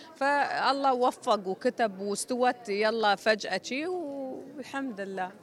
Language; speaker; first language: Arabic; native; Arabic